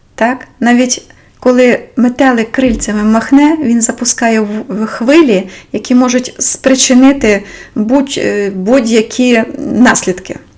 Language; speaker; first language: Ukrainian; non-native, local second language; Russian